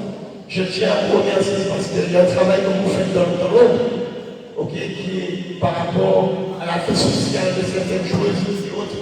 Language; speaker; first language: French; native; French